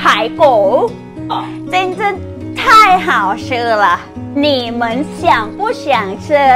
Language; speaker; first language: Chinese; non-native, learner; Thai